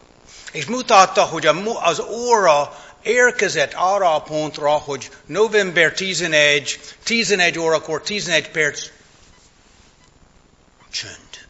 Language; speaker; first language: Hungarian; non-native, fluent; English